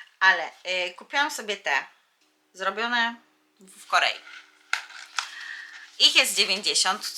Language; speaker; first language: Polish; native; Polish